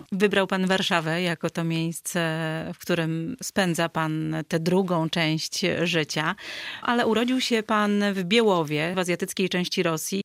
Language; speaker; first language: Polish; native; Polish